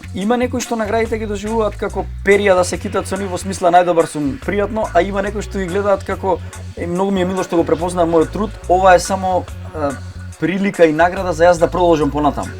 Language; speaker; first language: Macedonian; native; Macedonian